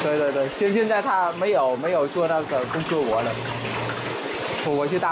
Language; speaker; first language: Chinese; non-native, learner; Vietnamese